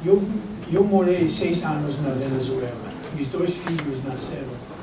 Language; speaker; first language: Portuguese; non-native, fluent; Spanish